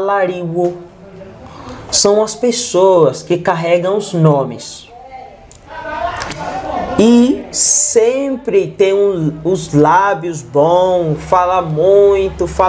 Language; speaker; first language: Portuguese; non-native, learner; Yoruba